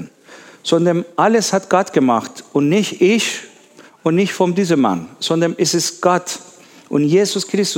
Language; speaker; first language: German; non-native, learner; Persian